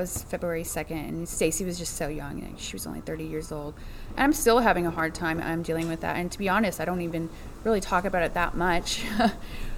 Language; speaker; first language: English; native; English